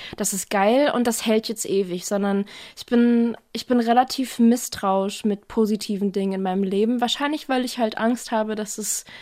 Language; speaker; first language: German; native; German